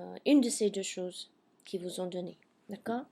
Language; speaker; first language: French; non-native, fluent; English